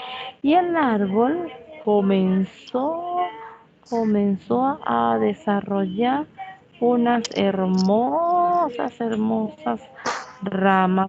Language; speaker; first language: Spanish; native; Spanish